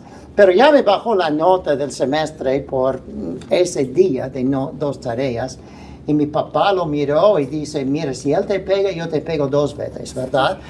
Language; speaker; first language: Spanish; non-native, fluent; English